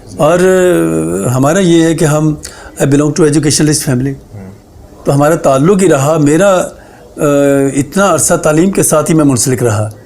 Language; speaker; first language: Urdu; native; Urdu